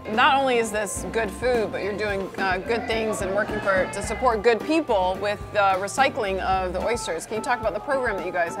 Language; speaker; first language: English; native; English